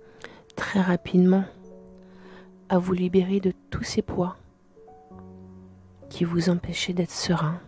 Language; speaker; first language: French; native; French